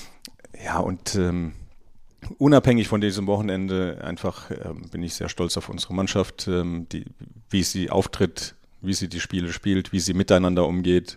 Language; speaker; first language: German; native; German